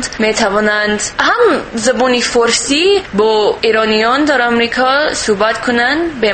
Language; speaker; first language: Persian; non-native, learner; English